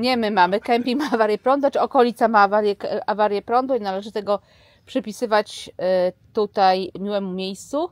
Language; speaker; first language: Polish; native; Polish